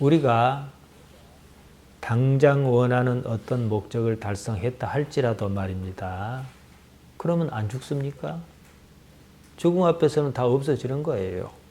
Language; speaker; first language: Korean; native; Korean